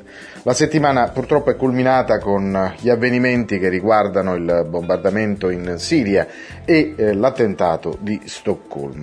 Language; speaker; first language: Italian; native; Italian